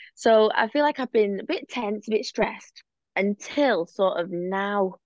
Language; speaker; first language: English; native; English